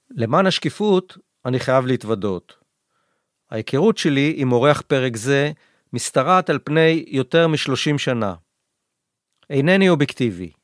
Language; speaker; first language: Hebrew; native; Hebrew